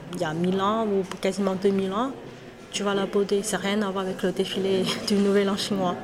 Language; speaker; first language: French; non-native, fluent; Chinese